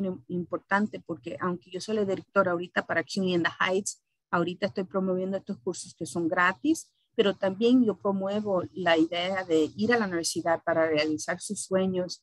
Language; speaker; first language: Spanish; early bilingual, heritage; Spanish